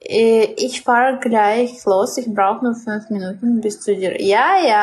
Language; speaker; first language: German; non-native, learner; Russian